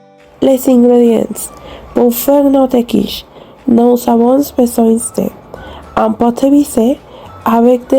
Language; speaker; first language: French; non-native, learner; Spanish